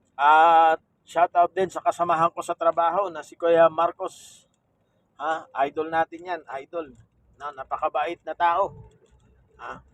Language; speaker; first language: Filipino; native; Filipino